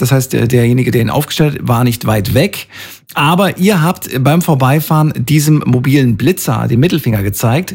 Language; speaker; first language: German; native; German